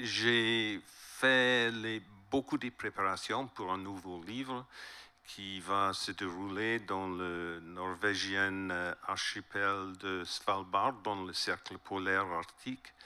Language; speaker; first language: French; non-native, learner; English